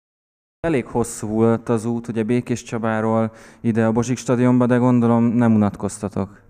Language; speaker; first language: Hungarian; native; Hungarian